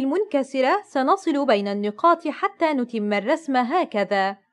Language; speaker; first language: Arabic; native; Arabic